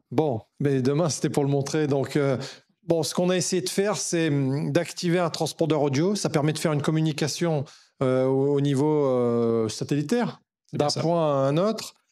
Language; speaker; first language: French; native; French